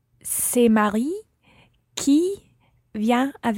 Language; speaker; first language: French; non-native, learner; English